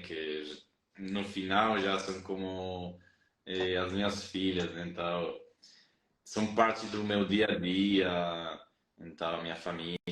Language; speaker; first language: Portuguese; non-native, fluent; Spanish